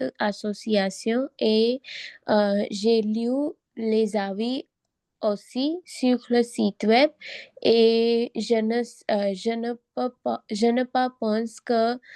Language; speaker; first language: French; non-native, learner; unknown